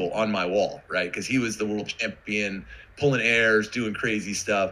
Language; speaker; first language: English; native; English